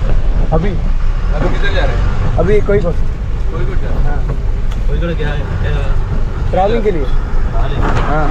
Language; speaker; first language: Hindi; non-native, local second language; Kannada